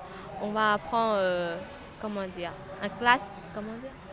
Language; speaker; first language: French; non-native, learner; Lao